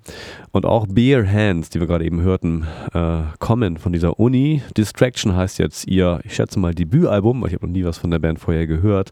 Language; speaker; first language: German; native; German